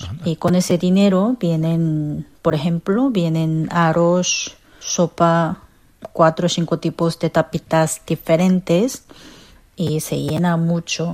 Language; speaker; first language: Spanish; non-native, fluent; Korean